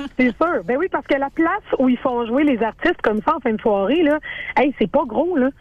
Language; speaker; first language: French; native; French